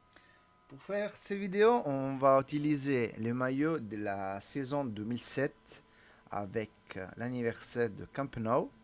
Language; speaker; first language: French; non-native, learner; Italian